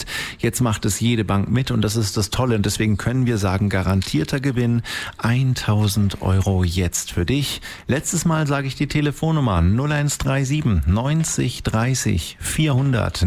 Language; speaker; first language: German; native; German